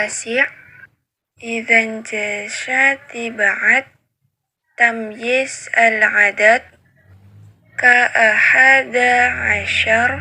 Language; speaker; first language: Arabic; non-native, learner; Indonesian